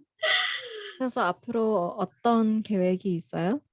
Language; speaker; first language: Korean; non-native, fluent; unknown